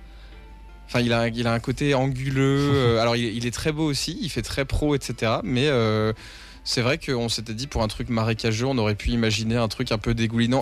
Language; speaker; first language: French; native; French